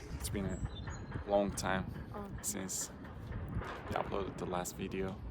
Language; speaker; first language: English; non-native, fluent; Turkish